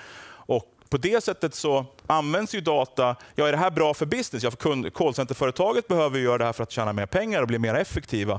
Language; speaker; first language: Swedish; native; Swedish